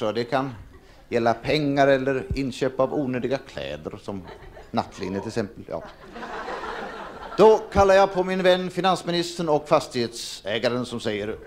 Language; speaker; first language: Swedish; native; Swedish